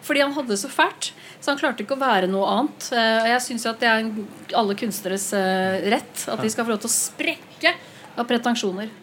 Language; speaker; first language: Norwegian; native; Norwegian